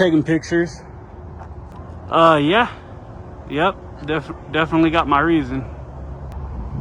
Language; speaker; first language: English; native; English